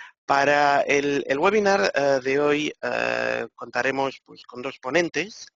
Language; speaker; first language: Spanish; native; Spanish